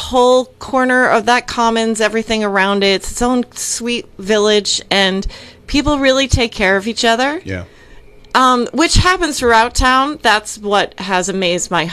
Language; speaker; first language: English; native; English